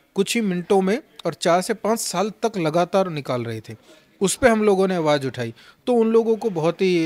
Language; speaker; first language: Hindi; native; Hindi